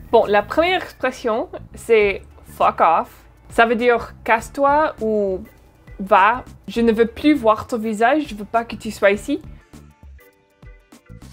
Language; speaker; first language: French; non-native, fluent; English